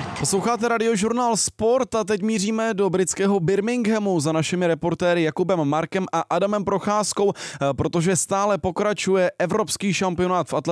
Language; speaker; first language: Czech; native; Czech